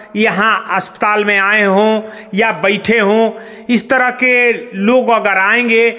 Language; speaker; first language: Hindi; native; Hindi